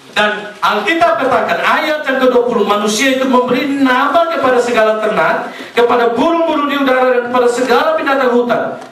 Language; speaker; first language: Indonesian; native; Indonesian